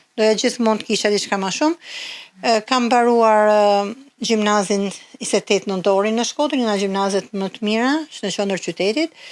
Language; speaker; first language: Albanian; native; Albanian